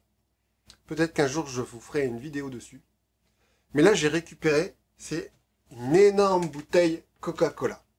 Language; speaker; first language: French; native; French